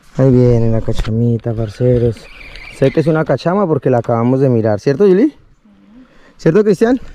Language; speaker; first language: Spanish; native; Spanish